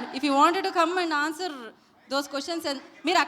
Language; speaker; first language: Telugu; native; Telugu